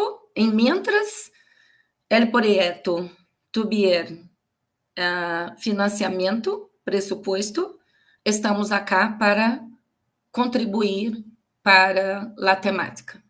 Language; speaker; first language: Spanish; non-native, learner; Portuguese